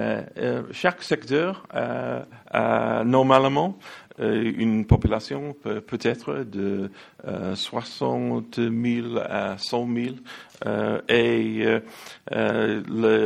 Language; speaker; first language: French; non-native, learner; English